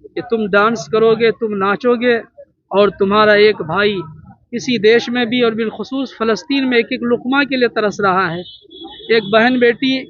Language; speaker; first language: Urdu; native; Urdu